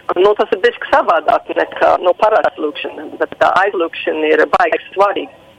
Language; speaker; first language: Latvian; non-native, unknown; English